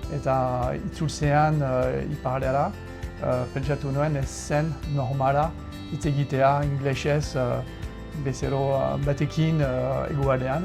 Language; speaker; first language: Basque; non-native, fluent; French